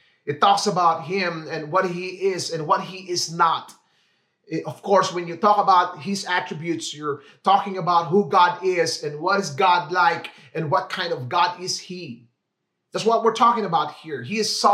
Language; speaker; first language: English; non-native, local second language; Filipino